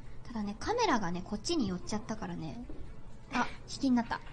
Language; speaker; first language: Japanese; native; Japanese